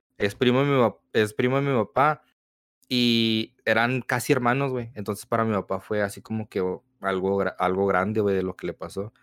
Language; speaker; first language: Spanish; early bilingual, heritage; Spanish